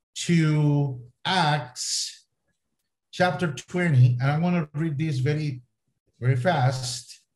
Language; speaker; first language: English; non-native, fluent; Spanish